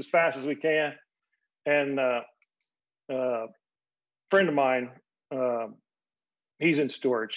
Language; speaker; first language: English; native; English